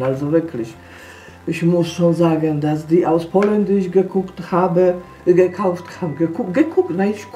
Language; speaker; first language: German; non-native, fluent; Polish